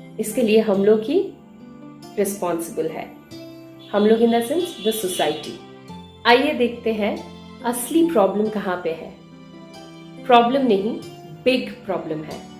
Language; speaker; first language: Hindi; non-native, local second language; Bangla